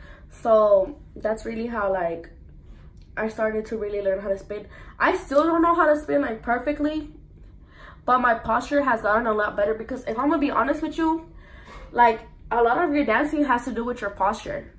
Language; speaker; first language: English; early bilingual, other home language; Spanish